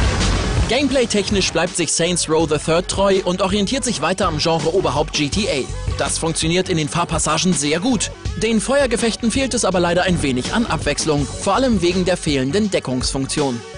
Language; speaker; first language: German; native; German